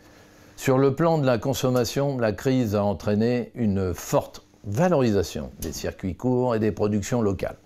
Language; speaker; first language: French; native; French